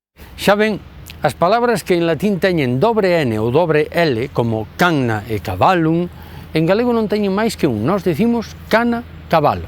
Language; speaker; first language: Galician; native; Galician